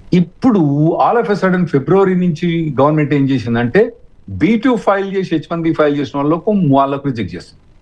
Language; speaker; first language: Telugu; native; Telugu